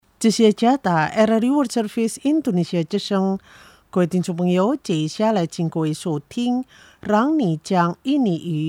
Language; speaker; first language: Chinese; early bilingual, heritage; Chinese